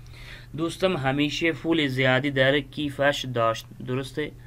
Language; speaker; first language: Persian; non-native, fluent; Urdu